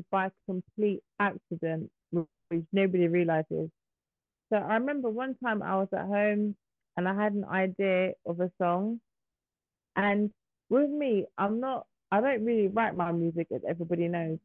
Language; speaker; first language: English; native; English